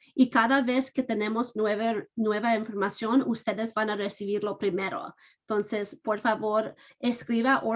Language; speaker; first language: Spanish; non-native, fluent; English